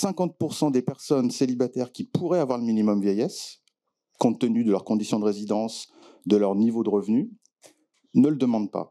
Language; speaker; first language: French; native; French